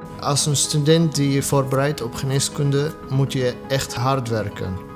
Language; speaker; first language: Dutch; non-native, learner; Arabic